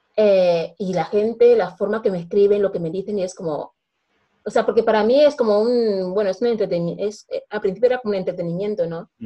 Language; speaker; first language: Spanish; non-native, local second language; Fang